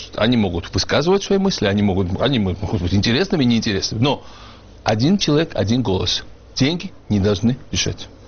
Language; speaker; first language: Russian; non-native, local second language; Georgian